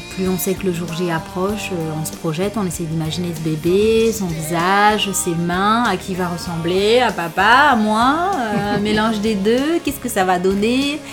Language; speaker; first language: French; non-native, local second language; Fula